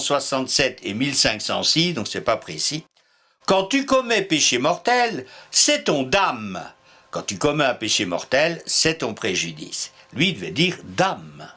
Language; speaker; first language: French; native; French